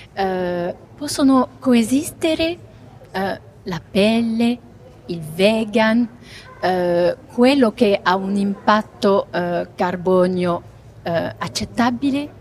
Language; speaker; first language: Italian; non-native, fluent; French